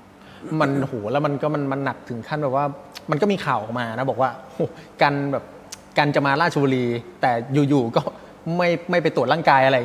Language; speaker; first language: Thai; native; Thai